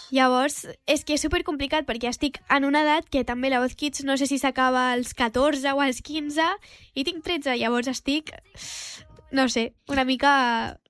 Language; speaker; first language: Catalan; non-native, local second language; Spanish